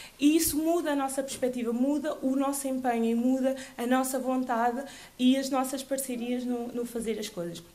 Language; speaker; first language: Portuguese; early bilingual, other home language; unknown